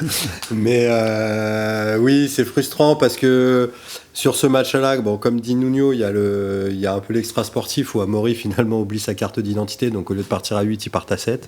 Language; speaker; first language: French; native; French